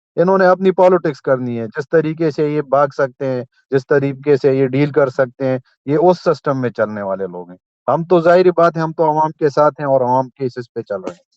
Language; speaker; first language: Urdu; non-native, local second language; Pashto